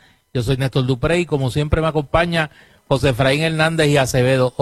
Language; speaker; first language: Spanish; native; Spanish